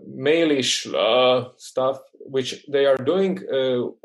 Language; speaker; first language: English; non-native, fluent; Croatian